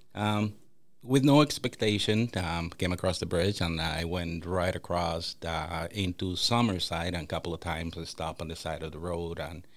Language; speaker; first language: English; non-native, fluent; Spanish